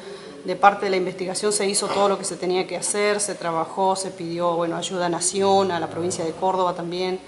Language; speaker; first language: Spanish; native; Spanish